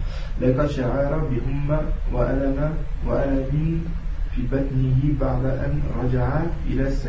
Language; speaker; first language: Arabic; non-native, learner; French